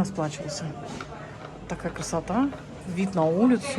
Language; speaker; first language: Russian; native; Russian